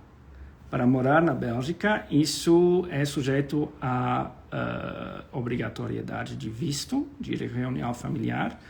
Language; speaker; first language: Portuguese; non-native, fluent; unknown